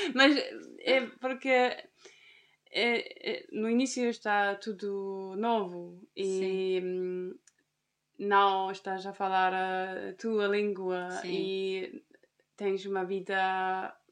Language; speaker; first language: Portuguese; non-native, fluent; German